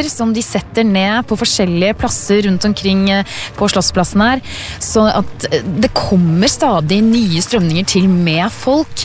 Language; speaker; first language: Norwegian; native; Norwegian